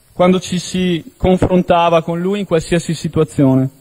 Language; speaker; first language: Italian; native; Italian